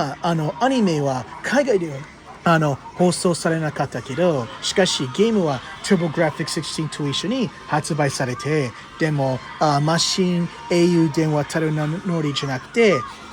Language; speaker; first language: Japanese; non-native, fluent; English